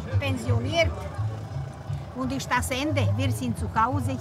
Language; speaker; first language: German; non-native, learner; Serbian